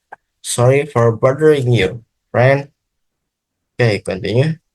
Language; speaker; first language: English; non-native, learner; Indonesian